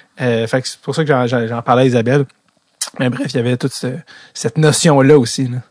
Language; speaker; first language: French; native; French